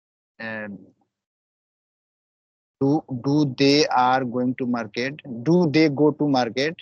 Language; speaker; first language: English; non-native, learner; Hindi